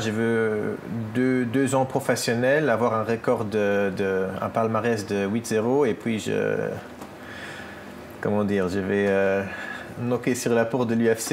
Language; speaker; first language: French; non-native, local second language; Luxembourgish